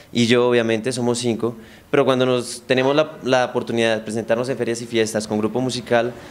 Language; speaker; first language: Spanish; native; Spanish